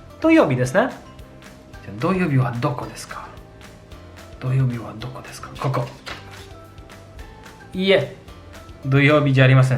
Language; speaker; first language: Japanese; non-native, fluent; Polish